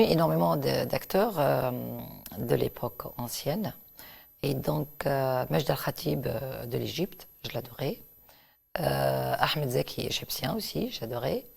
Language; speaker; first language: French; non-native, local second language; Arabic